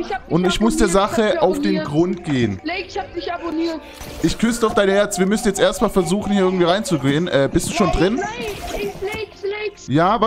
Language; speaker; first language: German; native; German